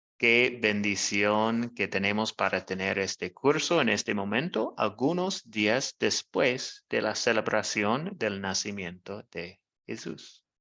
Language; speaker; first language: Spanish; non-native, learner; English